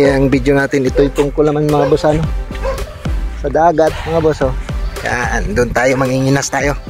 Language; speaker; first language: Filipino; non-native, local second language; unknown